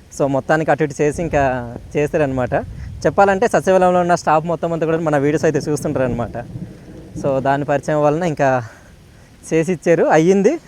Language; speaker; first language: Telugu; non-native, local second language; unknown